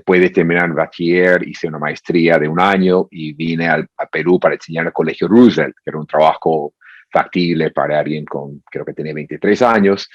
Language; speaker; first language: Spanish; non-native, fluent; English